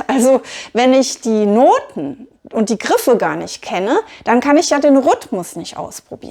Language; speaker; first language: German; native; German